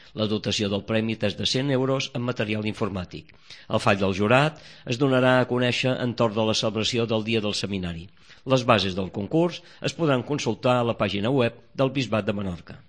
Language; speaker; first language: Catalan; native; Catalan